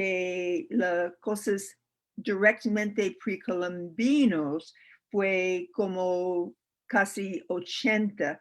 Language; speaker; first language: Spanish; non-native, learner; English